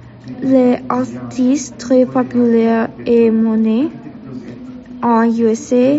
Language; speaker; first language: French; non-native, learner; English